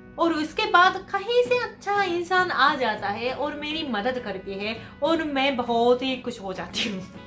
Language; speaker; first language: Hindi; non-native, fluent; Japanese